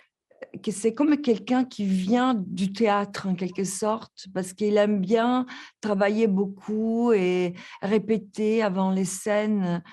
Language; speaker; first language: French; non-native, fluent; Italian